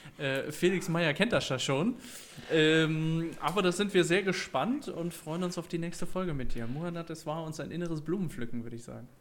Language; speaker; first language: German; native; German